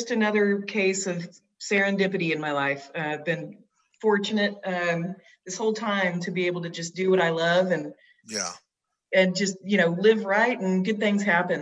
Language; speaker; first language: English; native; English